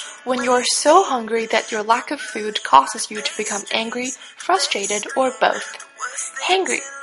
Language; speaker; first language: English; non-native, fluent; Chinese